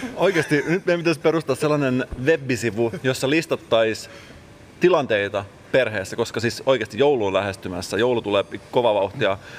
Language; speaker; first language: Finnish; native; Finnish